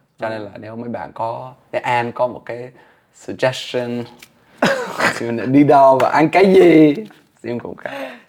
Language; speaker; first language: Vietnamese; non-native, fluent; English